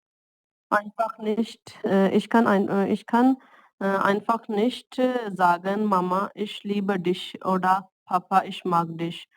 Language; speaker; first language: German; non-native, learner; Urdu